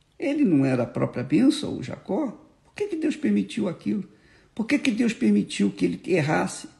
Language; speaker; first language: Portuguese; native; Portuguese